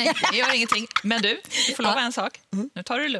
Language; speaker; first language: Swedish; native; Swedish